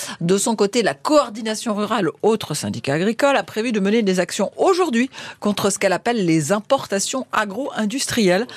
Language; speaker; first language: French; native; French